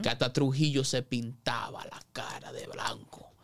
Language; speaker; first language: Spanish; early bilingual, heritage; Spanish